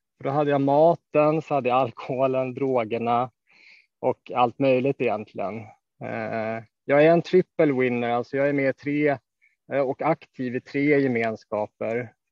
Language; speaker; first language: Swedish; native; Swedish